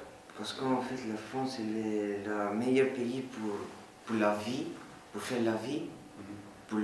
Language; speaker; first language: French; non-native, learner; Albanian